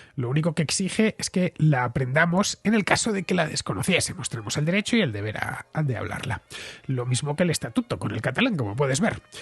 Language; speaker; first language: Spanish; native; Spanish